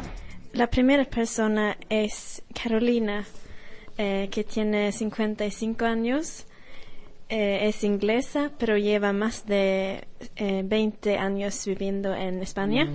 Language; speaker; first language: Spanish; non-native, fluent; Swedish